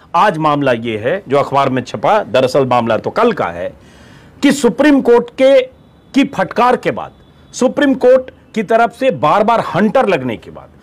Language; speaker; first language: Hindi; native; Hindi